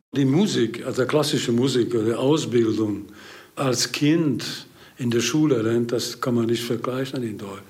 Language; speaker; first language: German; non-native, learner; Hungarian